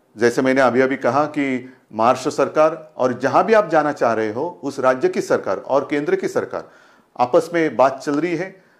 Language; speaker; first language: Hindi; non-native, local second language; Marathi